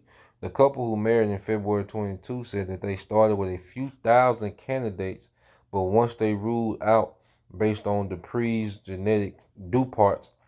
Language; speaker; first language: English; native; English